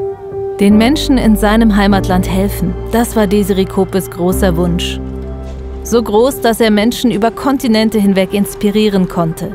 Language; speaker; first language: German; native; German